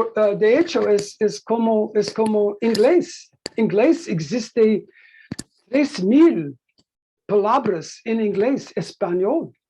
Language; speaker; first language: Spanish; non-native, learner; English